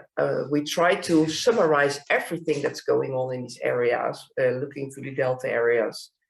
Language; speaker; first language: English; non-native, fluent; Dutch